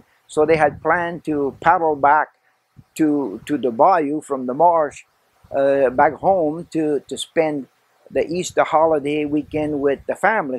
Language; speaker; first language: English; early bilingual, other home language; French